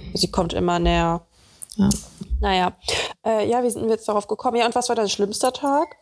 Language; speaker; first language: German; early bilingual, other home language; Russian